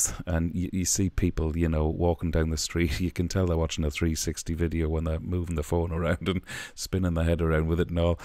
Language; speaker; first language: English; native; English